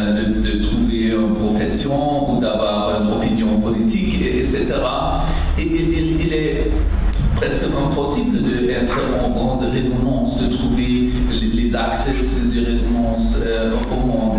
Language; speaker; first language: French; non-native, learner; German